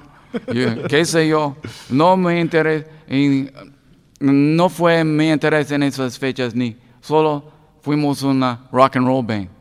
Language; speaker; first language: Spanish; non-native, learner; English